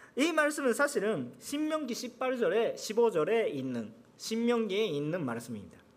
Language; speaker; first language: Korean; non-native, fluent; Japanese